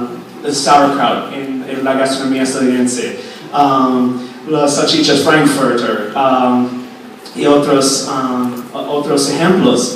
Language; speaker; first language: Spanish; non-native, fluent; English